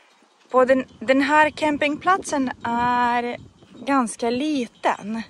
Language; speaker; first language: Swedish; non-native, fluent; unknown